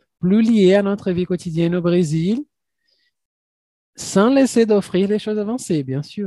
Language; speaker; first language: French; non-native, fluent; Portuguese